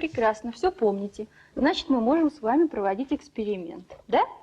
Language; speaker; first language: Russian; native; Russian